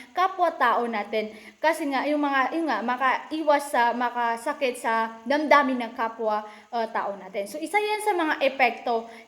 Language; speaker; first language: Filipino; early bilingual, other home language; Maranao